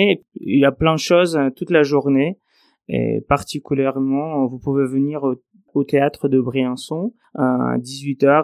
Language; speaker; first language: French; non-native, fluent; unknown